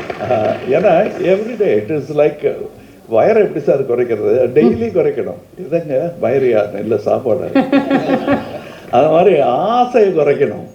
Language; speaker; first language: Tamil; native; Tamil